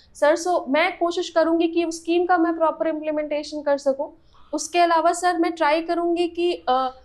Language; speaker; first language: Hindi; native; Hindi